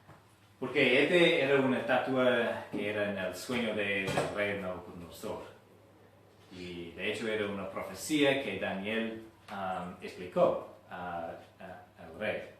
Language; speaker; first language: Spanish; non-native, fluent; English